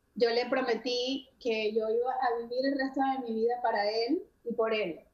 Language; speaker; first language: Spanish; native; Spanish